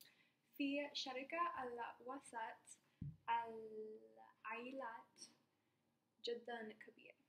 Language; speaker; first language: Arabic; non-native, learner; English